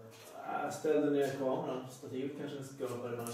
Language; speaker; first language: Swedish; native; Swedish